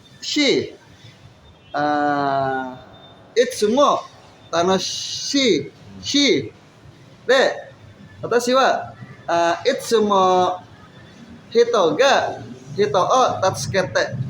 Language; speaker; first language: Japanese; non-native, learner; Indonesian